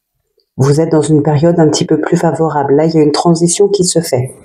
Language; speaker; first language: French; native; French